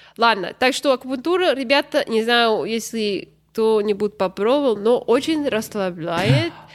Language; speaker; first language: Russian; early bilingual, heritage; Russian